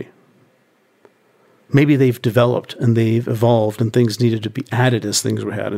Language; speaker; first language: English; native; English